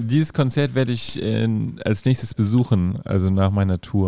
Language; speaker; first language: German; native; German